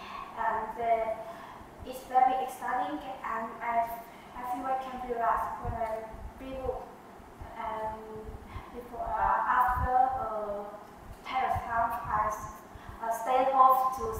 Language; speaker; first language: English; non-native, learner; Vietnamese